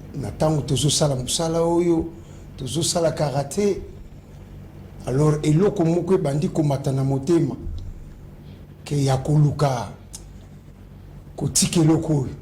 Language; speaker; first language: Lingala; native; Lingala